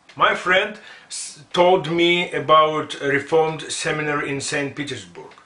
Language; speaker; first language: English; non-native, fluent; Russian